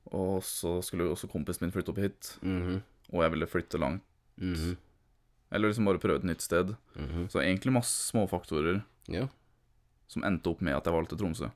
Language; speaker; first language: Norwegian; early bilingual, other home language; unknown